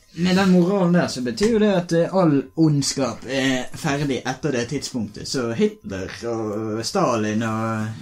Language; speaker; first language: Norwegian; native; Norwegian